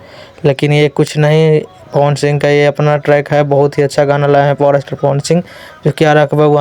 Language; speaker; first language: Hindi; non-native, local second language; Bhojpuri